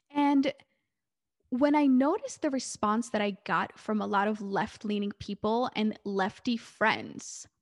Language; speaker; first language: English; early bilingual, other home language; Hebrew